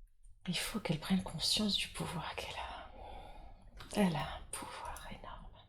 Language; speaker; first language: French; native; French